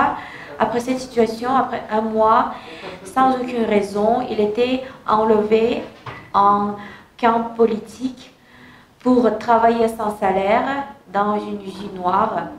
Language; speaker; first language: French; non-native, learner; Kazakh